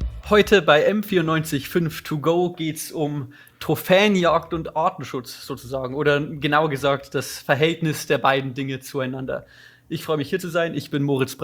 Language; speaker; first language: German; native; German